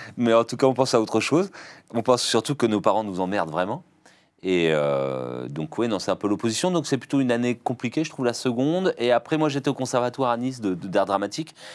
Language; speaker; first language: French; native; French